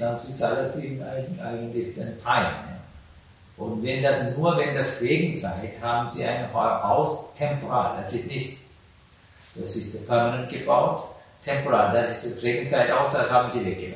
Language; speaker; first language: German; non-native, learner; Sinhala